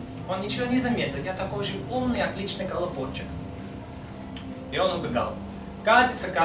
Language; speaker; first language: Russian; non-native, fluent; English